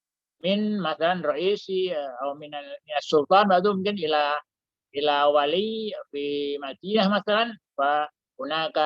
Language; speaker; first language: Arabic; non-native, fluent; Indonesian